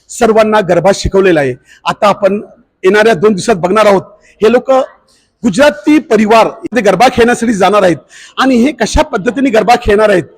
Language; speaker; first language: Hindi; non-native, local second language; Marathi